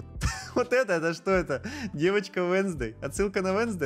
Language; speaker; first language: Russian; native; Russian